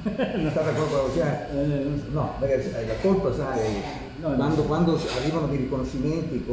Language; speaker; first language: Italian; native; Italian